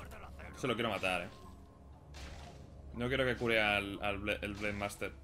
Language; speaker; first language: Spanish; native; Spanish